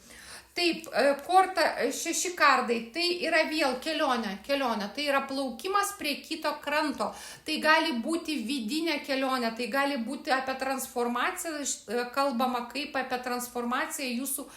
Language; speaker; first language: Lithuanian; native; Lithuanian